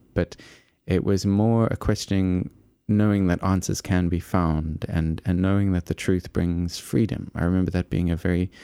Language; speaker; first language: English; native; English